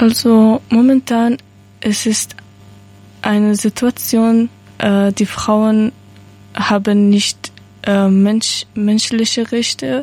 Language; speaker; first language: German; non-native, learner; Persian